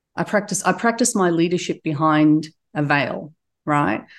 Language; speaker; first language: English; native; English